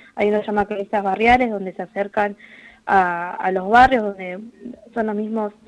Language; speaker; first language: Spanish; native; Spanish